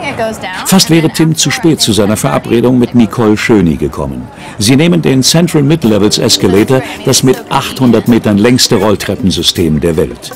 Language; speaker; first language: German; native; German